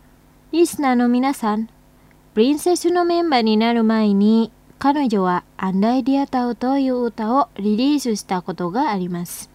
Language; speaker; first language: Japanese; non-native, fluent; Indonesian